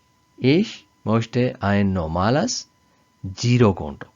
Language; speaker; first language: German; non-native, fluent; Urdu